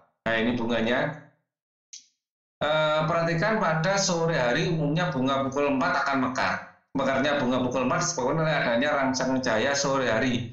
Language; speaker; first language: Indonesian; native; Indonesian